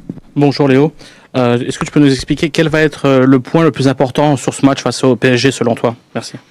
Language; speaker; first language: French; native; French